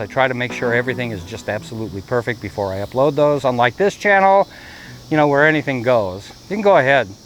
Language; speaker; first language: English; native; English